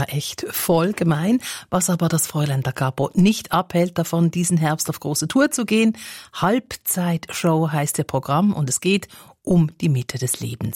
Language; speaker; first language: German; native; German